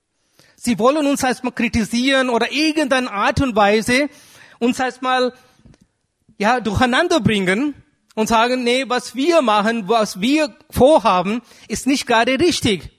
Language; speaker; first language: German; non-native, fluent; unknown